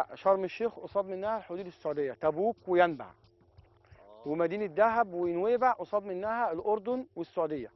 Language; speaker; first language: Arabic; native; Arabic